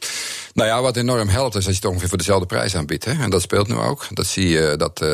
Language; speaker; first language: Dutch; native; Dutch